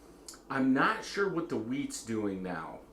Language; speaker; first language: English; native; English